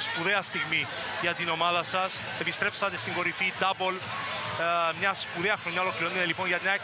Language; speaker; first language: Greek; native; Greek